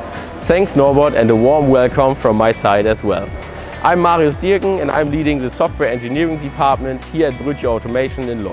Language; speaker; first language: English; non-native, fluent; German